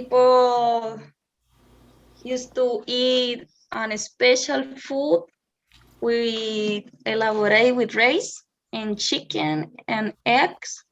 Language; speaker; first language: English; non-native, learner; Spanish